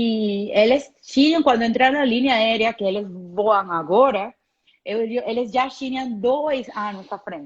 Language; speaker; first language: Portuguese; non-native, fluent; Spanish